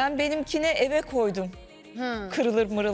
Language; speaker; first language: Turkish; native; Turkish